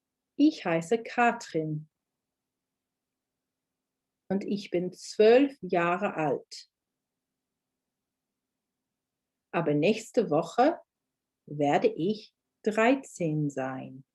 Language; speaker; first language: German; non-native, fluent; English